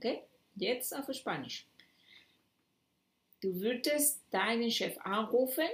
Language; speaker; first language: German; non-native, fluent; Spanish